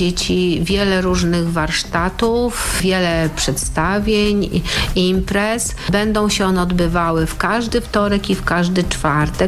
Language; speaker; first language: Polish; native; Polish